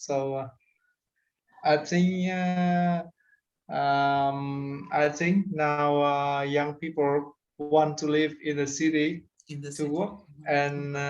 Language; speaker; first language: English; non-native, learner; Vietnamese